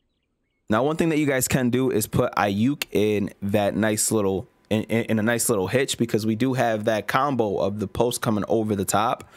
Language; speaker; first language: English; native; English